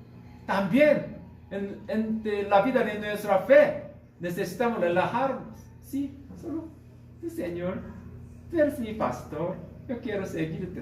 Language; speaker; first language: Spanish; non-native, learner; Korean